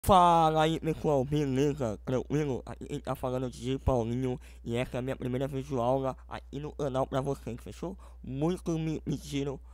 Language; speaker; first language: Portuguese; native; Portuguese